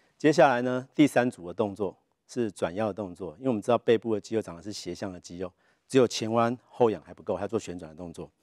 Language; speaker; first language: Chinese; native; Chinese